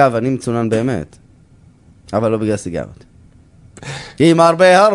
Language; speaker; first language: Hebrew; native; Hebrew